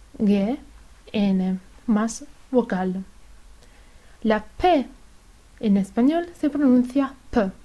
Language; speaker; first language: Spanish; non-native, fluent; Italian